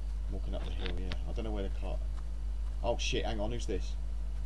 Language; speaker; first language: English; native; English